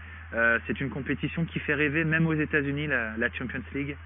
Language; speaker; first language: French; native; French